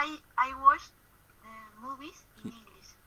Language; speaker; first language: English; non-native, learner; Spanish